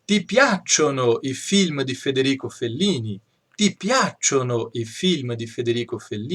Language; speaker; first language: Italian; non-native, fluent; Portuguese